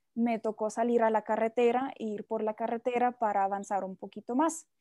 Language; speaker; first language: Spanish; non-native, fluent; Russian